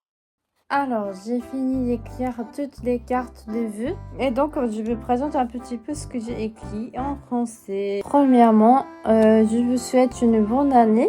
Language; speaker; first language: French; non-native, fluent; Japanese